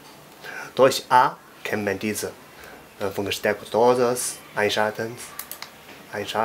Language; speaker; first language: German; non-native, learner; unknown